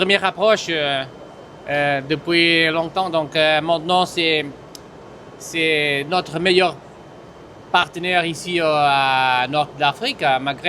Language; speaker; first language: French; non-native, fluent; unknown